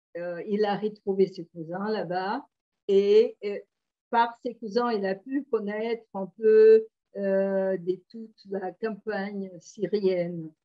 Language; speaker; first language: French; non-native, fluent; Portuguese